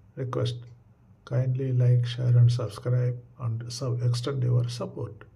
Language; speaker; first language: English; non-native, local second language; Tamil